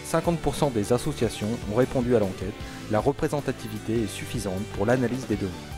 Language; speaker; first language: French; native; French